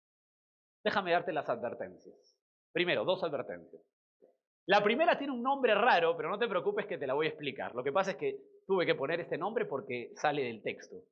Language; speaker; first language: Spanish; native; Spanish